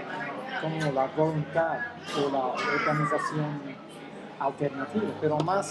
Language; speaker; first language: Spanish; non-native, fluent; English